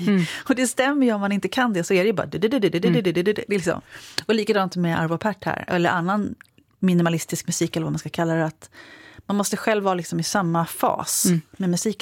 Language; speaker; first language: Swedish; native; Swedish